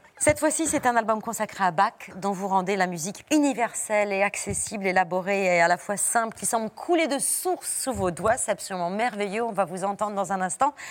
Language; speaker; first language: French; native; French